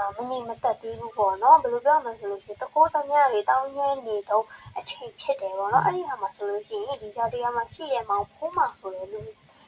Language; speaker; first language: Burmese; native; Burmese